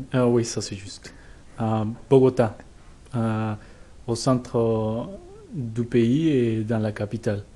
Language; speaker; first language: French; non-native, learner; Spanish